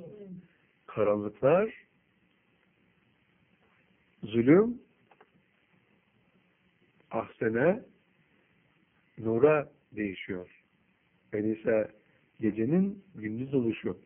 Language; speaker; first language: Turkish; native; Turkish